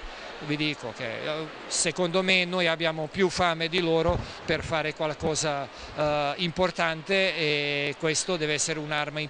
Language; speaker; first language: Italian; non-native, fluent; Serbian